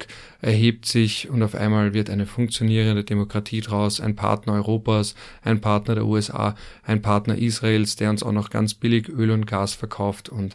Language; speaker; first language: German; native; German